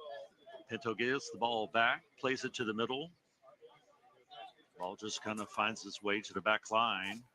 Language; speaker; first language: English; native; English